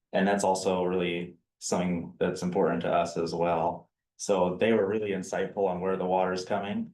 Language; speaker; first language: English; native; English